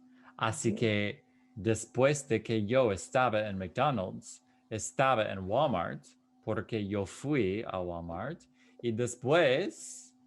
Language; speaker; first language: Spanish; non-native, fluent; English